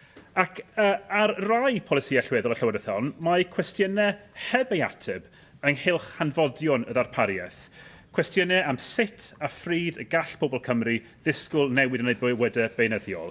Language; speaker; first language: Welsh; native; Welsh